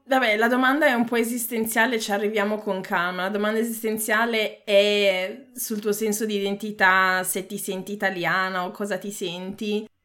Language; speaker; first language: Italian; native; Italian